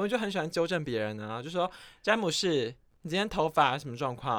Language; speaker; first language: Chinese; native; Chinese